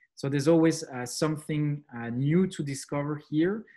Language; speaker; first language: English; non-native, fluent; French